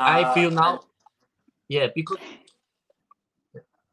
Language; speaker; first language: English; non-native, learner; Chinese